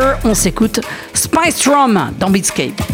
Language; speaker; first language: French; native; French